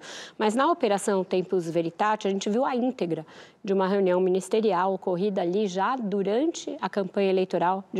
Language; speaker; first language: Portuguese; native; Portuguese